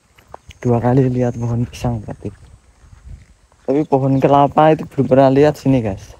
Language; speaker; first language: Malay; non-native, local second language; Javanese